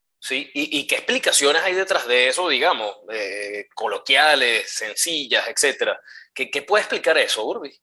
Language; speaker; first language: Spanish; native; Spanish